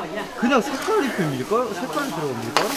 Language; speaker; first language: Korean; native; Korean